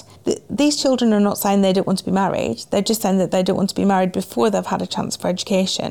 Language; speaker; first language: English; native; English